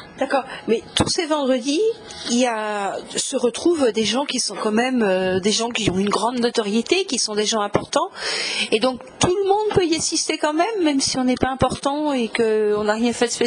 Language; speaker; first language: French; native; French